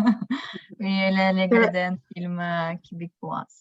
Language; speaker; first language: French; non-native, learner; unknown